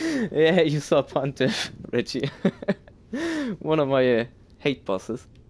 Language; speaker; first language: English; non-native, fluent; German